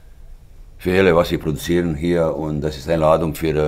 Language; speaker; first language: German; non-native, fluent; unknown